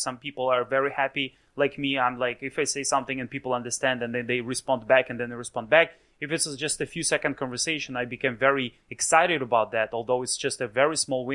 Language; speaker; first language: English; non-native, fluent; Russian